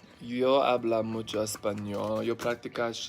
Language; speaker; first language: Spanish; non-native, learner; English